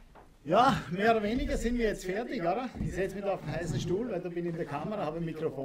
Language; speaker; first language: German; native; German